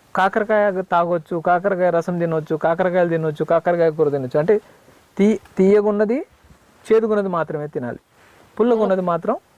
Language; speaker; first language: Telugu; non-native, local second language; Koya